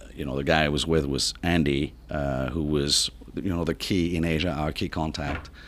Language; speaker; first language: English; non-native, fluent; French